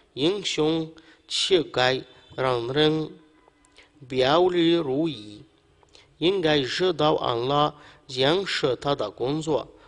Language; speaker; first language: Chinese; non-native, fluent; Arabic